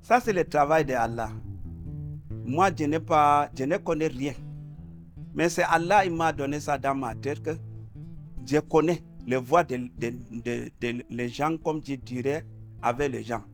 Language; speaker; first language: French; non-native, local second language; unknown